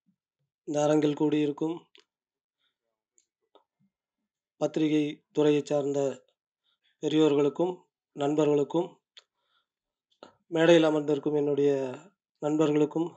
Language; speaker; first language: Tamil; native; Tamil